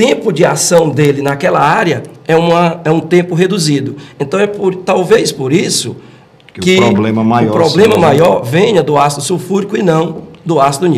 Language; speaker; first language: Portuguese; native; Portuguese